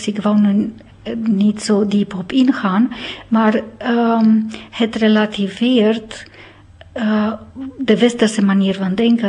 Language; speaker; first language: Dutch; non-native, fluent; Romanian